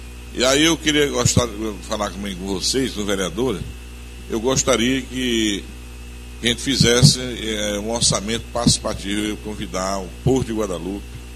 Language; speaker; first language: Portuguese; native; Portuguese